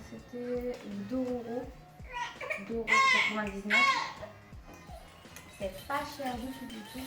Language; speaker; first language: French; non-native, fluent; Arabic